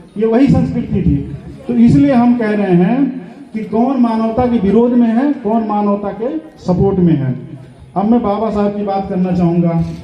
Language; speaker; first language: Hindi; native; Hindi